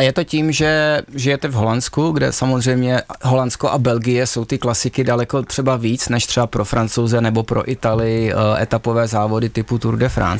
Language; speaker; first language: Czech; native; Czech